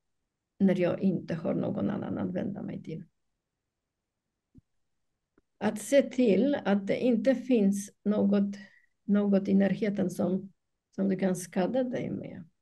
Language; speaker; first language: Swedish; non-native, fluent; Polish